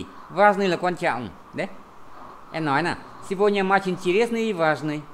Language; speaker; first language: Russian; non-native, fluent; Vietnamese